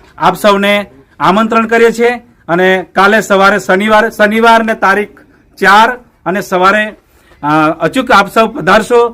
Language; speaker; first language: Gujarati; non-native, local second language; Bhili